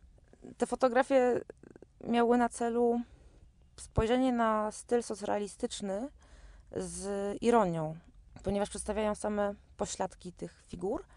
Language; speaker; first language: Polish; native; Polish